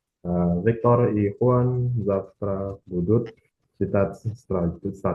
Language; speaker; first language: Russian; non-native, learner; Indonesian